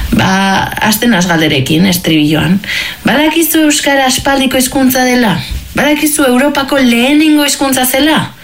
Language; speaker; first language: Basque; non-native, local second language; Spanish